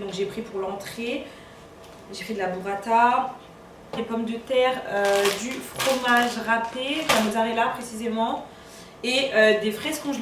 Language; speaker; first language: French; native; French